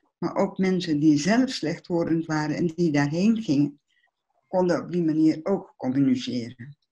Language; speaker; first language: Dutch; early bilingual, other home language; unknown